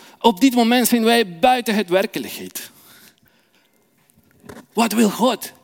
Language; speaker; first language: Dutch; non-native, fluent; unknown